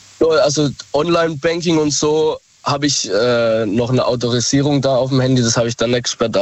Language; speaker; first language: German; native; German